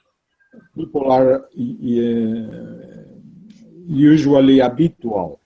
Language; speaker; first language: English; non-native, learner; Italian